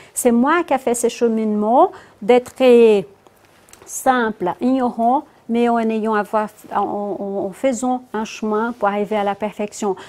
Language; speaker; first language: French; non-native, fluent; Portuguese